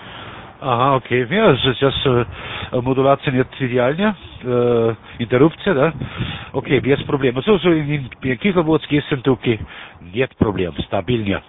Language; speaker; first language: Russian; non-native, learner; German